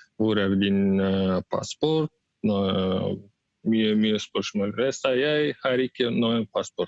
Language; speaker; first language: Norwegian; non-native, learner; Russian